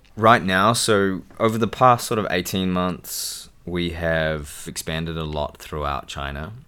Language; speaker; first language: English; native; English